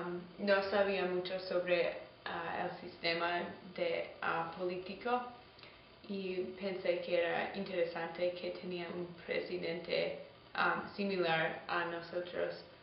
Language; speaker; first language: Spanish; non-native, learner; English